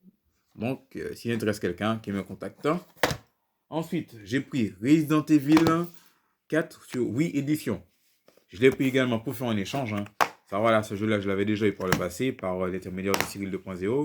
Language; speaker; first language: French; native; French